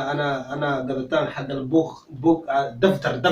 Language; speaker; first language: Arabic; non-native, learner; Somali